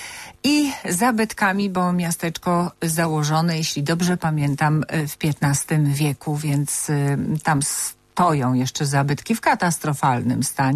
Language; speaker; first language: Polish; native; Polish